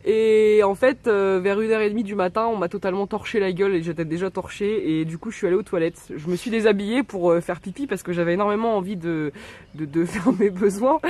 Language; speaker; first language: French; native; French